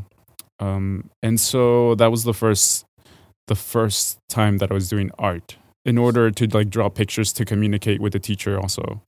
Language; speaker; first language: English; early bilingual, other home language; Spanish